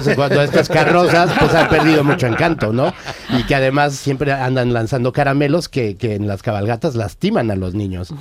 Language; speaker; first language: Spanish; native; Spanish